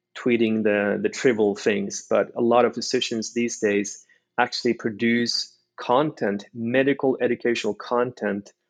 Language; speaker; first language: English; non-native, fluent; Norwegian